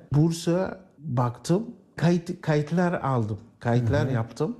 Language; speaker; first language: Turkish; non-native, learner; Arabic